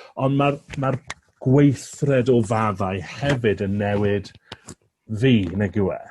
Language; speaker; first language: Welsh; native; Welsh